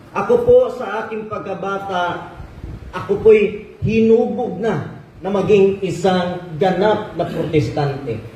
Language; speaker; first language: Filipino; non-native, local second language; Cebuano